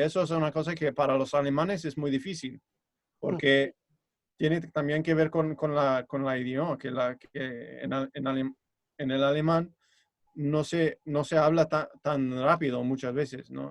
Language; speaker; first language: Spanish; non-native, fluent; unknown